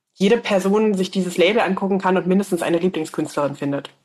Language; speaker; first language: German; native; German